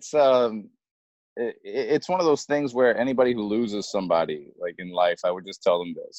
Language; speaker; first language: English; native; English